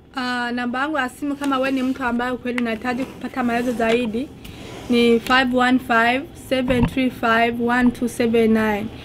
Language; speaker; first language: Swahili; non-native, local second language; Rundi